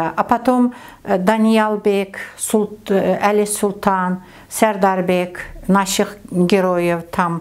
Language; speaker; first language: Russian; non-native, learner; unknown